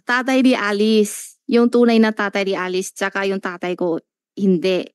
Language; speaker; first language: Filipino; non-native, learner; Chinese